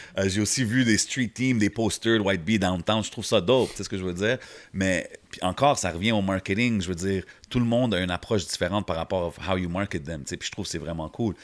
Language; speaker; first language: French; native; French